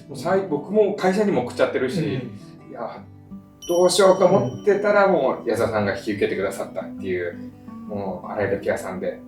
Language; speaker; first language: Japanese; native; Japanese